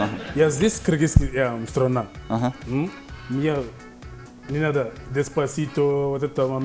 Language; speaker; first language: Russian; non-native, learner; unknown